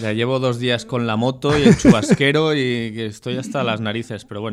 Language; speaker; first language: Spanish; native; Spanish